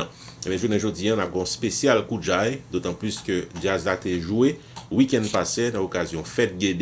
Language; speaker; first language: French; non-native, local second language; Haitian Creole